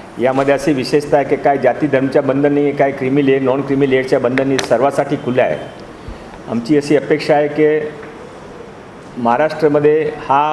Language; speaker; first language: Marathi; non-native, local second language; Hindi